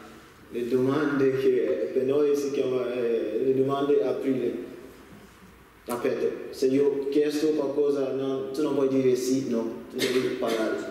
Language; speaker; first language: Italian; non-native, learner; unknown